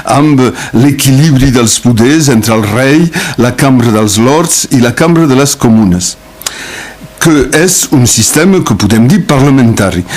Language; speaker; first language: Catalan; non-native, local second language; French